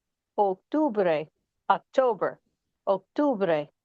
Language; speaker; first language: Spanish; non-native, learner; English